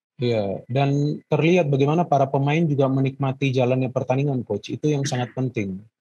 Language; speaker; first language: Indonesian; native; Indonesian